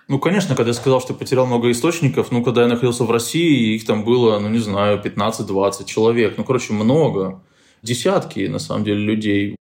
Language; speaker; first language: Russian; native; Russian